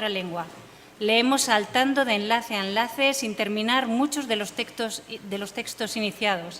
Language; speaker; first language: Spanish; native; Spanish